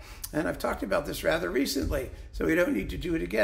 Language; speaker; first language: English; native; English